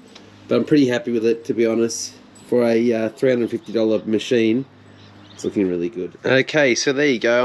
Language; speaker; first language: English; native; English